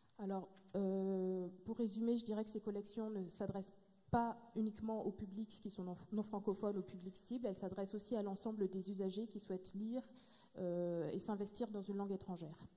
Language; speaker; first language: French; native; French